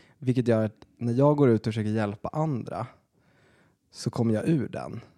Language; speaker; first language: Swedish; native; Swedish